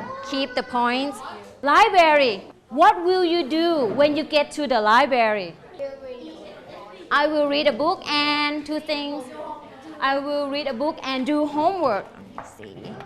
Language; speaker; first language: English; non-native, fluent; Thai